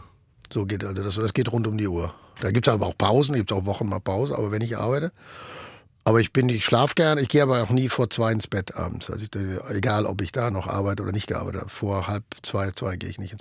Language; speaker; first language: German; native; German